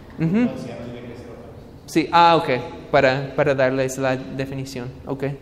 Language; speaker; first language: Spanish; non-native, learner; English